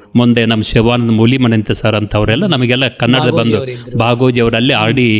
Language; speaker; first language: Kannada; native; Kannada